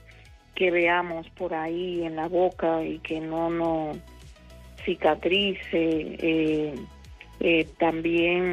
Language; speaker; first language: Spanish; native; Spanish